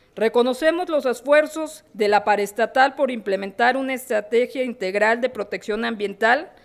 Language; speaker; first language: Spanish; native; Spanish